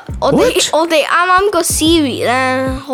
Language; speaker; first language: Cantonese; early bilingual, heritage; Cantonese